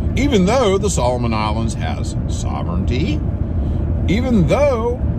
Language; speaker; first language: English; native; English